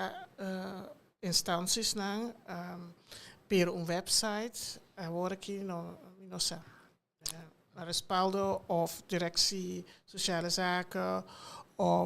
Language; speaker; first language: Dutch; non-native, local second language; Papiamento